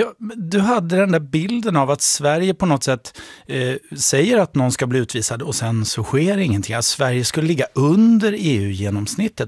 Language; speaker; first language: Swedish; native; Swedish